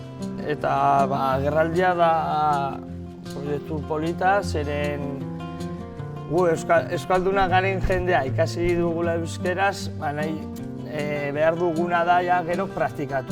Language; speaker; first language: Basque; non-native, local second language; Spanish